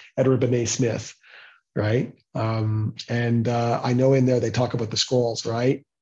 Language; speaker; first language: English; native; English